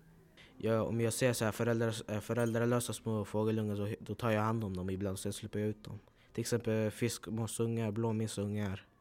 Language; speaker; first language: Swedish; early bilingual, other home language; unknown